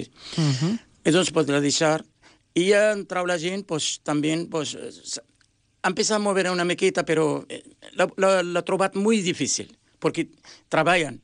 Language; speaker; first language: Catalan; non-native, learner; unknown